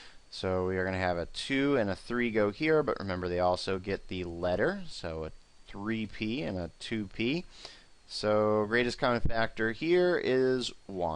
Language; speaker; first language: English; native; English